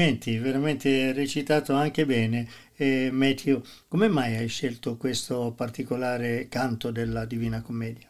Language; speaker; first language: Italian; native; Italian